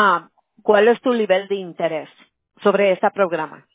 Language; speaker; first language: Spanish; early bilingual, heritage; Spanish